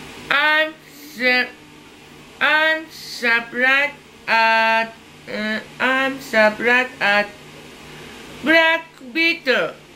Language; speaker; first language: English; non-native, learner; Japanese